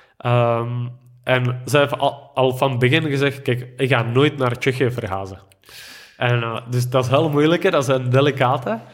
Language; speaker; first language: Dutch; non-native, fluent; Czech